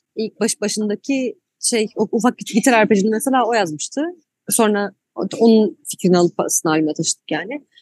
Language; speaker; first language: Turkish; native; Turkish